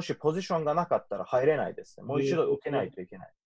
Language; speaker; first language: Japanese; non-native, fluent; Turkish